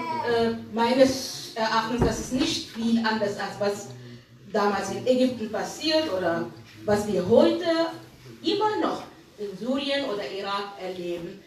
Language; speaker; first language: German; non-native, fluent; Arabic